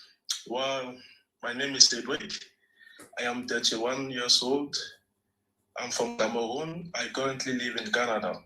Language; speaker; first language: English; non-native, learner; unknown